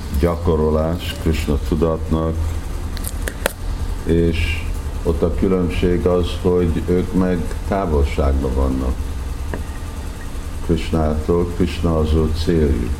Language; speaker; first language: Hungarian; early bilingual, heritage; Hungarian